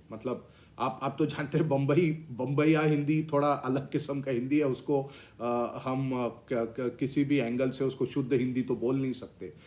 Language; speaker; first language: Hindi; non-native, local second language; Tamil